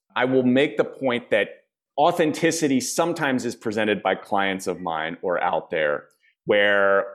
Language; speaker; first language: English; native; English